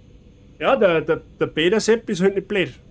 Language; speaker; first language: German; native; German